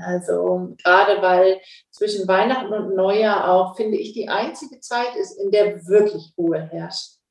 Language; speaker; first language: German; native; German